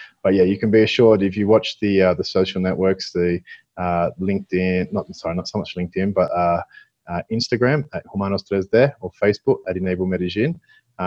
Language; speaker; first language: English; native; English